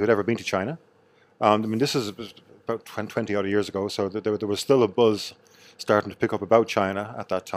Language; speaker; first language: English; native; English